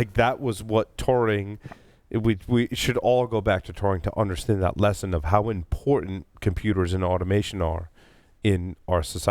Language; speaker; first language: English; native; English